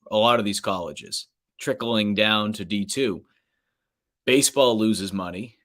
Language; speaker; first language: English; native; English